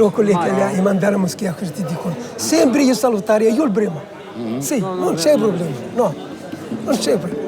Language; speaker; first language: Italian; non-native, learner; Arabic